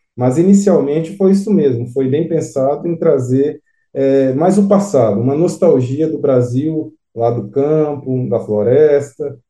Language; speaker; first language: Portuguese; native; Portuguese